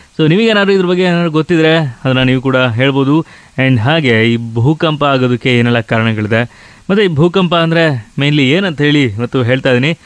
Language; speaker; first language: Kannada; native; Kannada